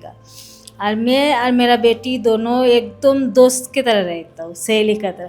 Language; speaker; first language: Hindi; non-native, local second language; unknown